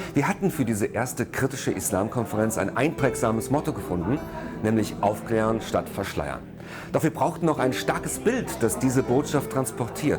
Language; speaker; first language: German; native; German